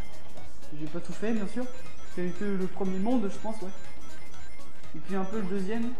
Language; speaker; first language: French; native; French